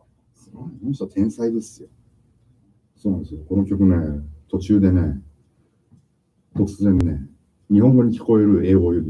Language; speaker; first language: Japanese; native; Japanese